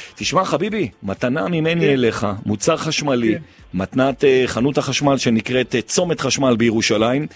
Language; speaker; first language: Hebrew; native; Hebrew